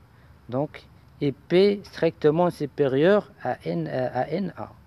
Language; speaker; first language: French; non-native, local second language; Arabic